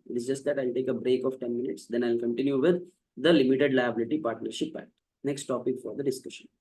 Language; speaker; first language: English; non-native, local second language; Kannada